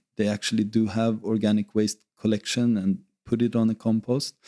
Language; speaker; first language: English; non-native, fluent; Swedish